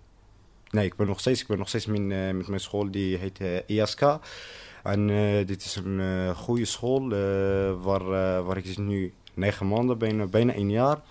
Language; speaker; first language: Dutch; non-native, learner; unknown